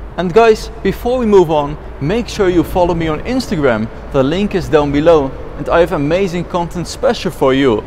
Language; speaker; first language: English; non-native, fluent; Dutch